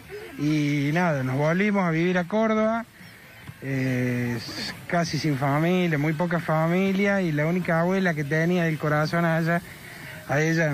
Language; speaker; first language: Spanish; native; Spanish